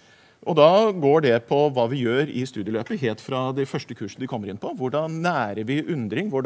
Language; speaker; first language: Norwegian; native; Norwegian